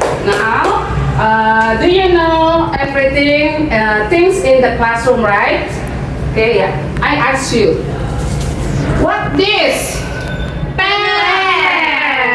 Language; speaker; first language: English; non-native, learner; Indonesian